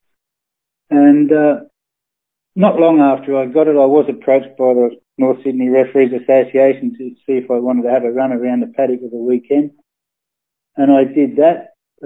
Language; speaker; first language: English; native; English